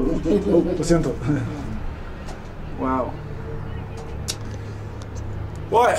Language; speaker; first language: Spanish; non-native, learner; English